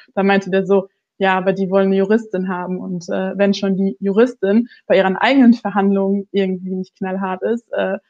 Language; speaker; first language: German; native; German